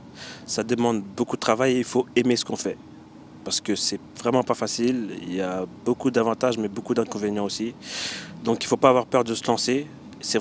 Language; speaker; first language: French; early bilingual, other home language; Bambara